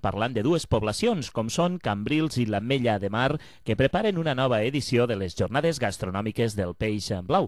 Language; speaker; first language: Catalan; native; Catalan